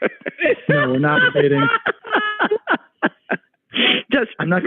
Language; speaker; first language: English; native; English